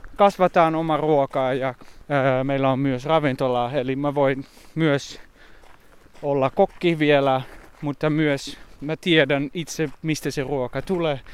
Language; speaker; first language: Finnish; non-native, fluent; Dutch